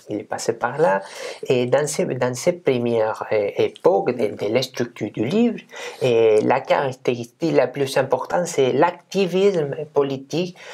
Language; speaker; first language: French; non-native, fluent; Spanish